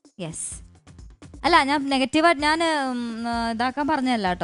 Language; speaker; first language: Malayalam; native; Malayalam